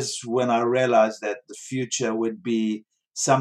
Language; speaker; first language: English; native; English